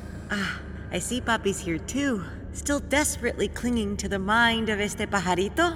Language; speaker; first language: English; early bilingual, other home language; Spanish